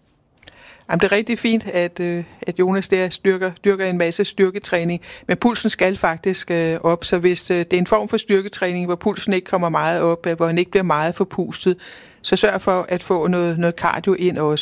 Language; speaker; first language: Danish; native; Danish